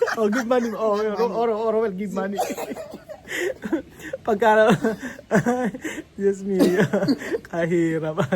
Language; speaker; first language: English; non-native, learner; Filipino